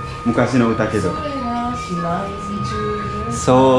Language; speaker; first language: Japanese; non-native, learner; Indonesian